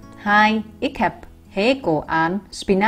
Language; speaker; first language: Dutch; non-native, fluent; Vietnamese